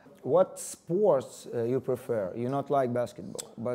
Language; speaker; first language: English; non-native, learner; Russian